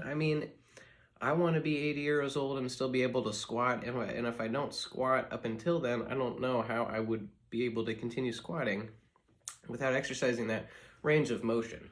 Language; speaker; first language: English; native; English